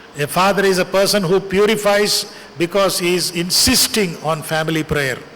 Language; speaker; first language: English; non-native, local second language; Telugu